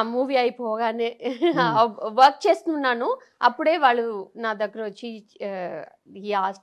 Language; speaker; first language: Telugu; non-native, local second language; Tamil